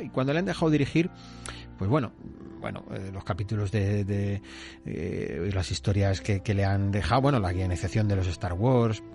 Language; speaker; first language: Spanish; native; Spanish